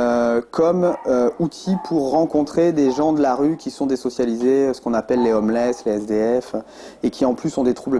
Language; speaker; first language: French; native; French